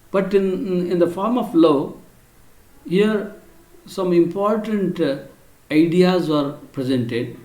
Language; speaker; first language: English; non-native, local second language; Kannada